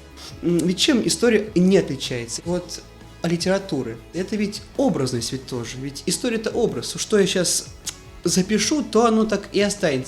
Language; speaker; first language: Russian; native; Russian